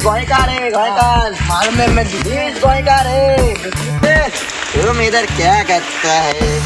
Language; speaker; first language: Hindi; non-native, local second language; Konkani